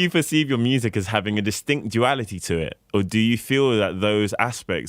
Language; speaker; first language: English; native; English